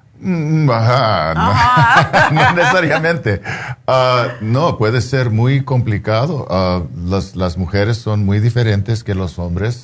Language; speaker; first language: Spanish; non-native, fluent; English